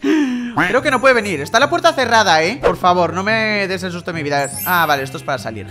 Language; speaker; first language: Spanish; native; Spanish